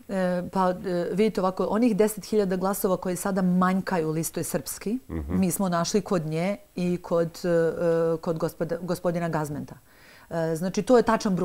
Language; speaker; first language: Serbian; native; Serbian